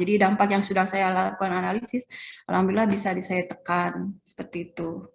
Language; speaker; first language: Indonesian; native; Indonesian